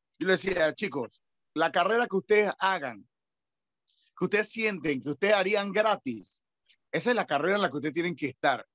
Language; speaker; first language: Spanish; native; Spanish